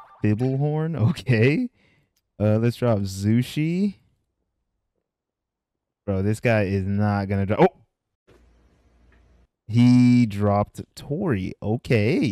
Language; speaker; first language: English; native; English